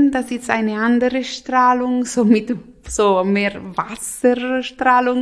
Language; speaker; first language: German; non-native, local second language; Italian